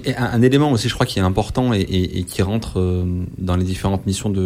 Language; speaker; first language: French; native; French